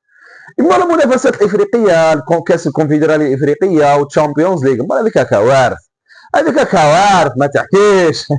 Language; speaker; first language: Arabic; native; Arabic